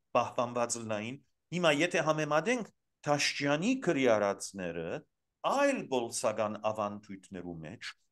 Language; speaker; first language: Armenian; early bilingual, heritage; Armenian